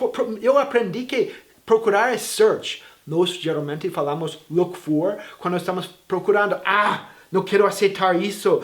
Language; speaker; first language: Portuguese; non-native, fluent; English